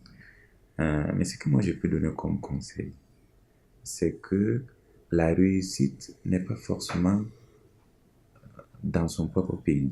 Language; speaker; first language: French; non-native, local second language; Mossi